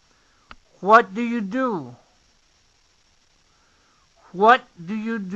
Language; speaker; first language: English; non-native, fluent; Spanish